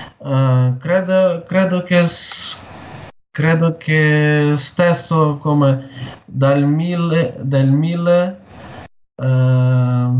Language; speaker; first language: Italian; non-native, learner; Ukrainian